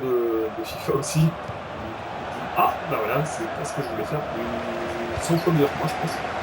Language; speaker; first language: French; native; French